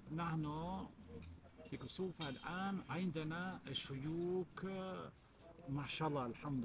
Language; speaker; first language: Arabic; non-native, learner; Albanian